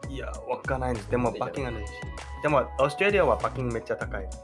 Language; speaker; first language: Japanese; non-native, learner; Chinese